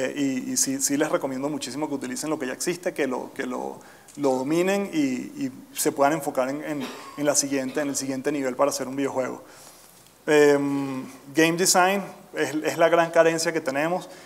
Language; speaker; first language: Spanish; native; Spanish